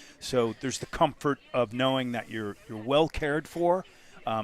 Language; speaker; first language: English; native; English